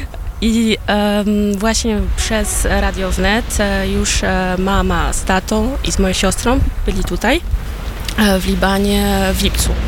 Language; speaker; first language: Polish; early bilingual, heritage; Polish